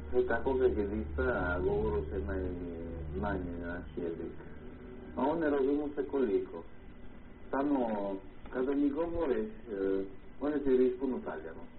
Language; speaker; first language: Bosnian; early bilingual, heritage; Croatian